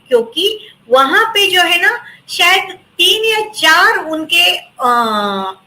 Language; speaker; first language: Hindi; non-native, local second language; Marathi